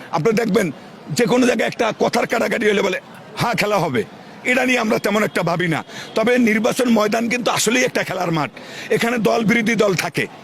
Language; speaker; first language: Bangla; native; Bangla